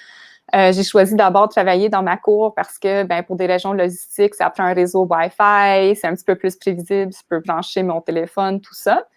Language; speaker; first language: French; native; French